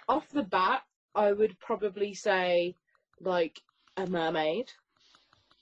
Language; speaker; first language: English; native; English